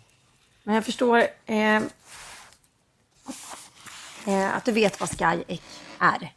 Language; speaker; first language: Swedish; native; Swedish